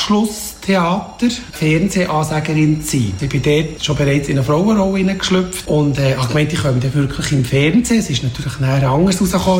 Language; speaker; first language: German; native; German